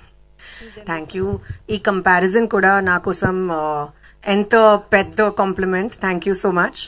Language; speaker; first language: Telugu; non-native, local second language; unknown